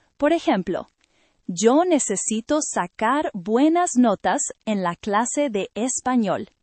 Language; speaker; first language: Spanish; non-native, fluent; English